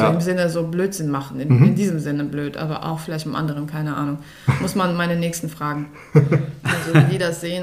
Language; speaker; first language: German; early bilingual, other home language; Russian